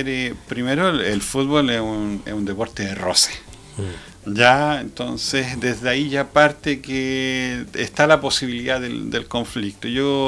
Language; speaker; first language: Spanish; native; Spanish